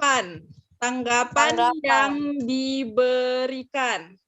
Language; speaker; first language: Indonesian; native; Indonesian